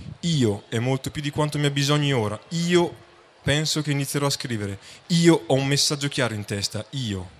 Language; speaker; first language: Italian; native; Italian